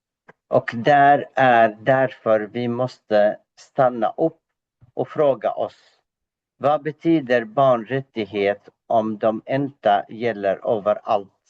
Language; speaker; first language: Swedish; non-native, fluent; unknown